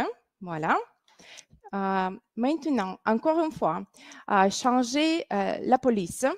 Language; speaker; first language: French; non-native, fluent; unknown